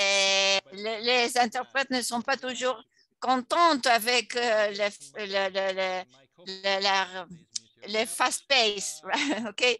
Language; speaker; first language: French; non-native, fluent; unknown